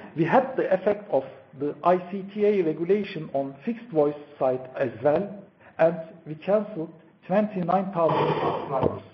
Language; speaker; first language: English; non-native, fluent; Turkish